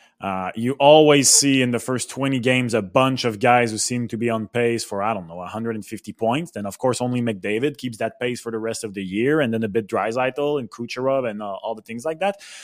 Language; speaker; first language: English; non-native, local second language; French